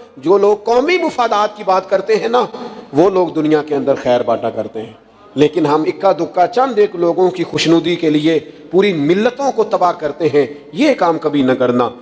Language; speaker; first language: Urdu; non-native, local second language; Punjabi